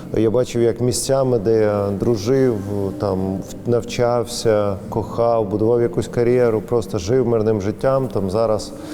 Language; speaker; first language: Ukrainian; non-native, local second language; Russian